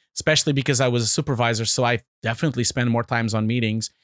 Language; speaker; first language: English; non-native, fluent; Portuguese